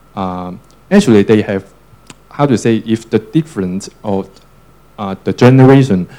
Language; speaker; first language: English; non-native, local second language; Cantonese